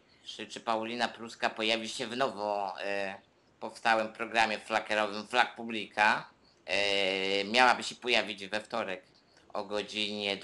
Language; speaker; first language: Polish; native; Polish